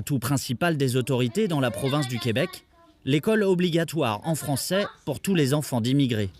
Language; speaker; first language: French; native; French